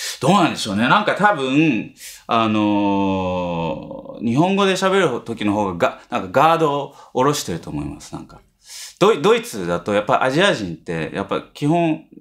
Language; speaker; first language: Japanese; early bilingual, heritage; Japanese